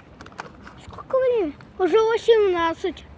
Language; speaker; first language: Russian; native; Russian